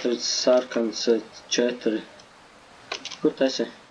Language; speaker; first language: Latvian; native; Latvian